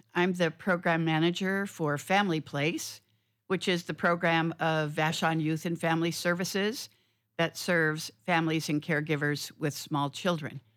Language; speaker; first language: English; native; English